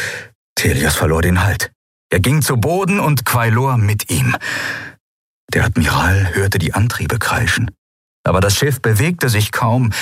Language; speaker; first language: German; native; German